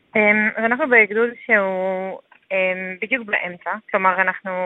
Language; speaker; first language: Hebrew; non-native, fluent; French